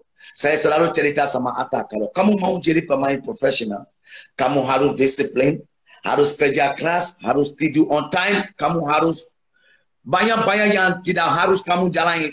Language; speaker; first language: Indonesian; non-native, fluent; English